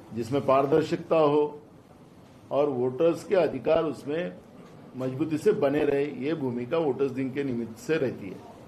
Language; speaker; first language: Hindi; non-native, local second language; Marathi